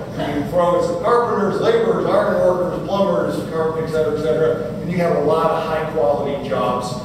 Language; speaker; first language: English; native; English